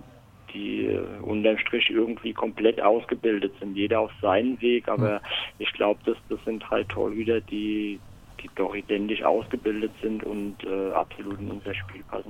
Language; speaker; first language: German; native; German